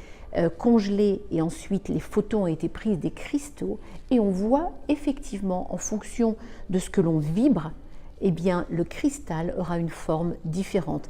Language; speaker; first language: French; native; French